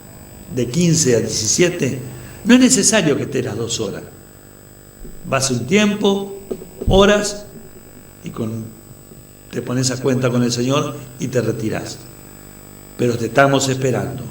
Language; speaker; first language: Spanish; native; Spanish